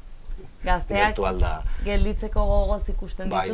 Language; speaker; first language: Basque; native; Basque